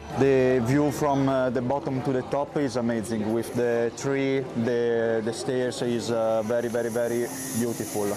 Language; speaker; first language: English; non-native, fluent; Italian